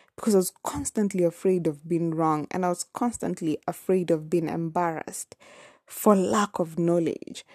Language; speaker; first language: English; non-native, local second language; Kamba